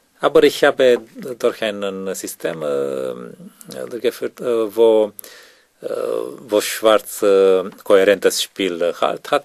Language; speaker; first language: German; non-native, learner; Romanian